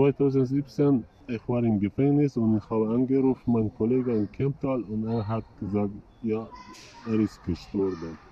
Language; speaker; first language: German; non-native, learner; Persian